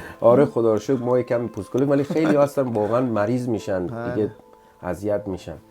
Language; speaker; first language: Persian; native; Persian